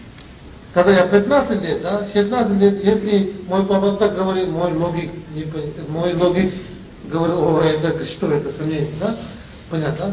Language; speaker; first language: Russian; non-native, learner; Tibetan